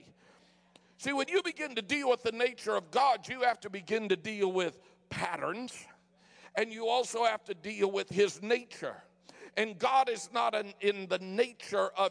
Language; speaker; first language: English; native; English